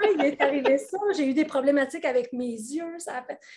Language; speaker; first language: French; native; French